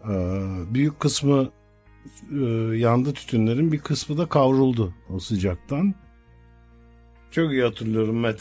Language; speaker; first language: Turkish; native; Turkish